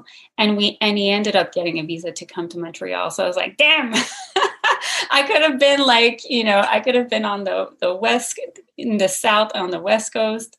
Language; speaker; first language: English; non-native, fluent; French